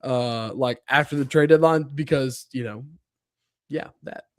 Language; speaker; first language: English; native; English